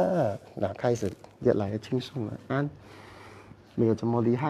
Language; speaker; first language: Chinese; non-native, local second language; Cantonese